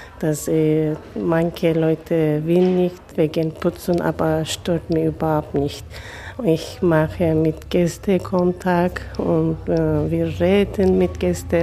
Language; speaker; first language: German; non-native, learner; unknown